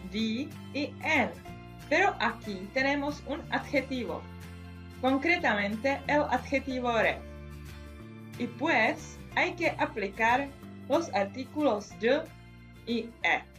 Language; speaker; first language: Spanish; non-native, fluent; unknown